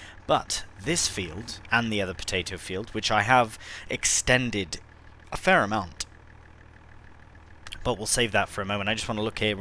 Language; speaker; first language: English; native; English